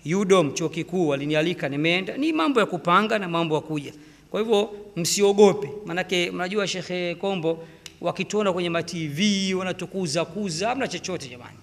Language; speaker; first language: Swahili; native; Swahili